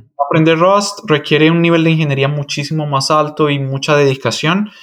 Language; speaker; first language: Spanish; native; Spanish